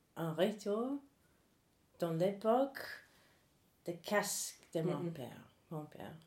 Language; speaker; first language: French; non-native, fluent; English